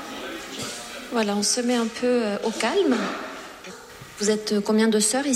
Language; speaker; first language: French; native; French